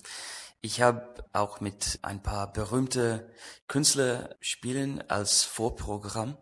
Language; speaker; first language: German; non-native, learner; English